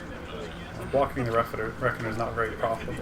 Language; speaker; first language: English; native; English